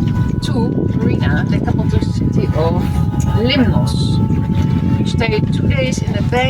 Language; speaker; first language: English; non-native, fluent; Dutch